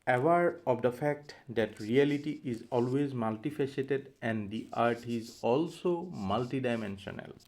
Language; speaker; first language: English; non-native, local second language; Assamese